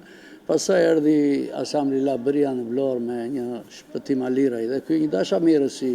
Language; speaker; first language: Albanian; native; Albanian